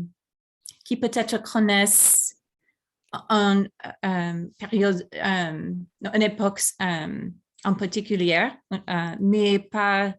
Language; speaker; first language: French; non-native, fluent; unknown